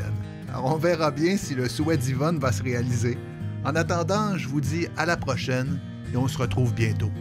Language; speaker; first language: French; native; French